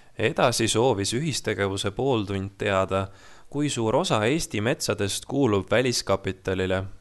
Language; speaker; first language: Estonian; native; Estonian